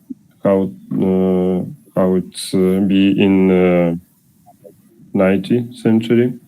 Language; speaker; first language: English; non-native, learner; Russian